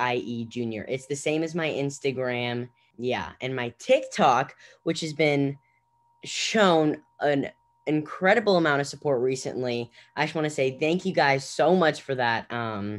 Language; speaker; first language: English; native; English